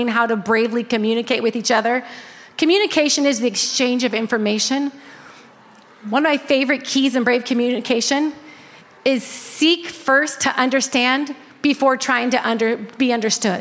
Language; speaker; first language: English; native; English